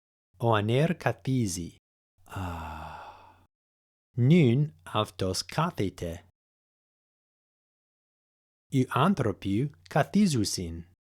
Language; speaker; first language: Greek; non-native, fluent; English